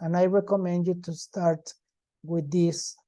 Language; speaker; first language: English; non-native, fluent; Spanish